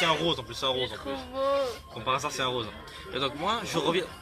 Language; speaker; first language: French; native; French